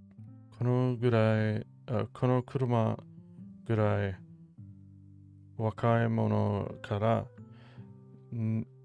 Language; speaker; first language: Japanese; non-native, learner; English